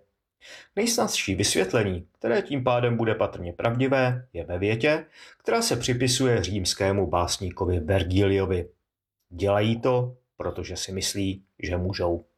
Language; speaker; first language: Czech; native; Czech